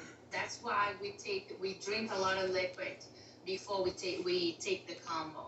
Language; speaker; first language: English; non-native, fluent; Portuguese